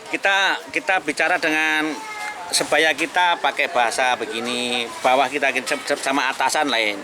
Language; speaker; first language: Indonesian; non-native, local second language; Javanese